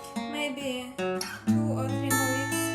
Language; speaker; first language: English; non-native, learner; Russian